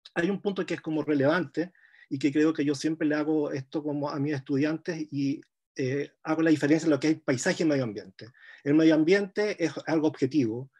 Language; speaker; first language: Spanish; native; Spanish